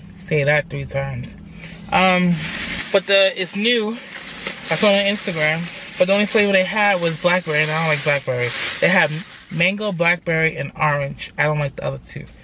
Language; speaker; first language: English; native; English